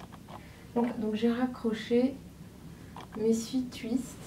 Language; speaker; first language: French; native; French